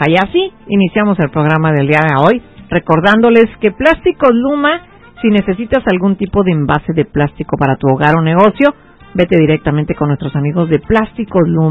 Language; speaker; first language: Spanish; native; Spanish